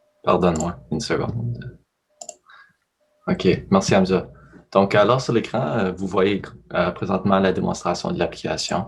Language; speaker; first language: French; native; French